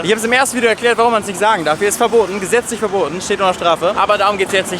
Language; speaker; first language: German; native; German